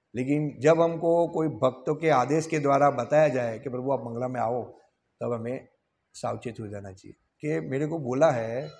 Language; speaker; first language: Hindi; non-native, local second language; Gujarati